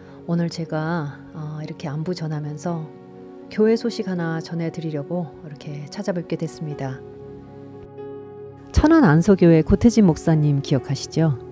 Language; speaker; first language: Korean; native; Korean